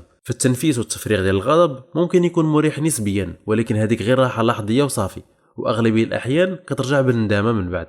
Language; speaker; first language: Arabic; native; Arabic